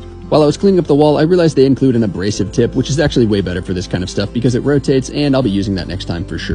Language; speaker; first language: English; native; English